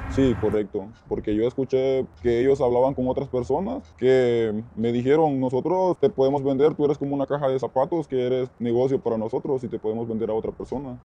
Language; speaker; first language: Spanish; native; Spanish